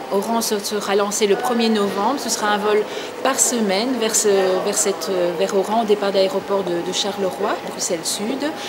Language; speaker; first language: French; native; French